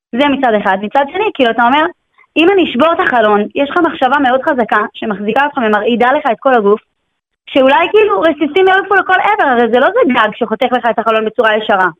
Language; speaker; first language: Hebrew; native; Hebrew